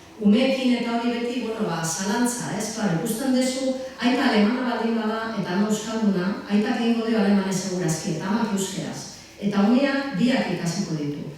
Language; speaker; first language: Basque; native; Basque